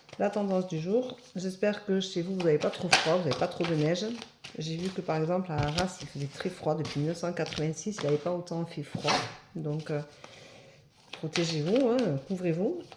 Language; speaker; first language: French; native; French